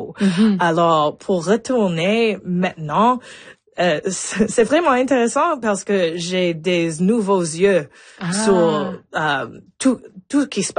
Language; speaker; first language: French; non-native, local second language; English